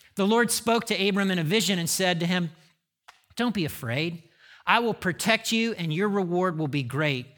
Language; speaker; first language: English; native; English